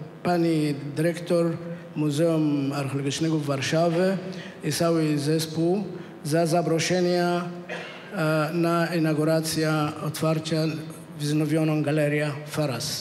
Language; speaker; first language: Polish; non-native, fluent; Arabic